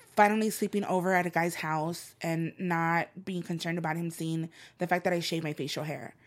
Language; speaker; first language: English; non-native, fluent; Spanish